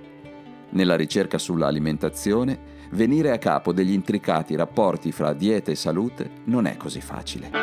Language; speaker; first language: Italian; native; Italian